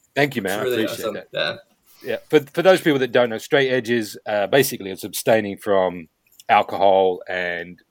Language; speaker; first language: English; native; English